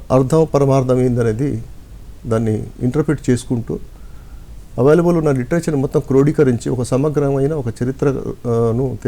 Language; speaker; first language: Telugu; non-native, local second language; Lambadi